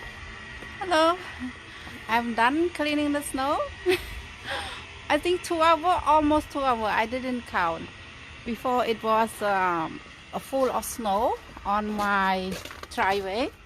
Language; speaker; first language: English; non-native, fluent; Khmer